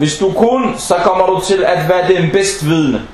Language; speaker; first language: Danish; early bilingual, other home language; Arabic